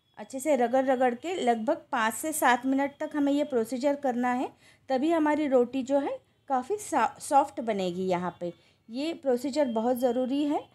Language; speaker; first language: Hindi; non-native, local second language; Marathi